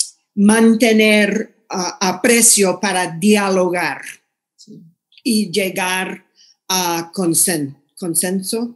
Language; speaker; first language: Spanish; non-native, fluent; English